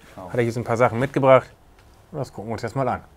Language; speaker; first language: German; native; German